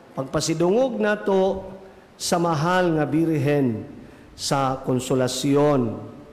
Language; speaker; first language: Cebuano; native; Cebuano